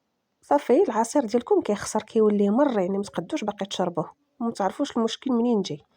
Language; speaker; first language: Arabic; native; Arabic